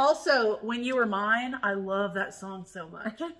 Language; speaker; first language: English; native; English